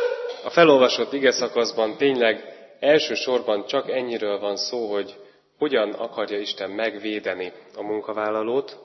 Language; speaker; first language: Hungarian; native; Hungarian